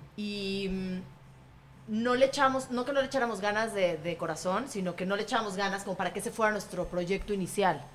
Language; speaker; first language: Spanish; native; Spanish